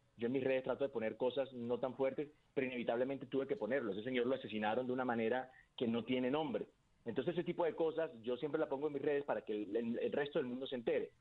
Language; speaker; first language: Spanish; native; Spanish